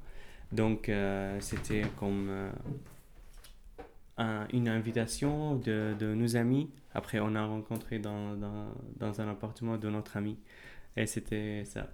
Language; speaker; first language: French; non-native, fluent; Arabic